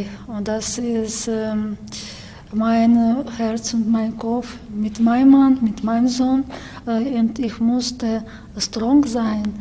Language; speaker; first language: German; non-native, learner; Ukrainian